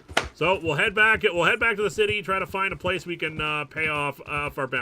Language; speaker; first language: English; native; English